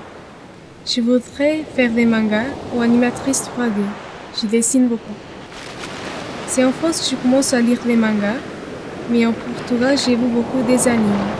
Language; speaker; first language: French; non-native, learner; Portuguese